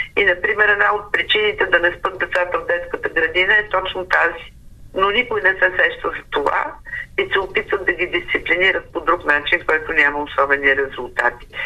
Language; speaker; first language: Bulgarian; native; Bulgarian